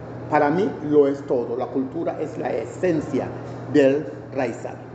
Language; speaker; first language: Spanish; non-native, local second language; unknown